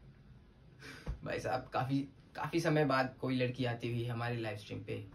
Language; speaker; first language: Hindi; native; Hindi